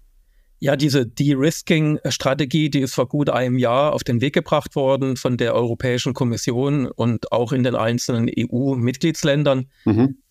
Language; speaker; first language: German; native; German